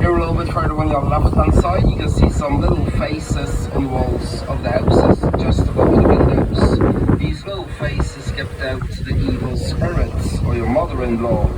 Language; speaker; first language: English; non-native, fluent; Dutch